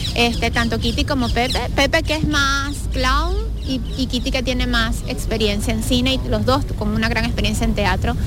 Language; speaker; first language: Spanish; native; Spanish